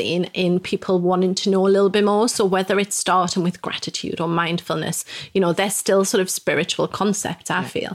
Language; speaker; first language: English; native; English